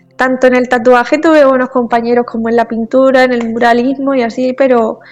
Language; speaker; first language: Spanish; native; Spanish